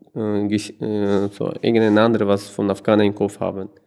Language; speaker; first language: German; non-native, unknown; Persian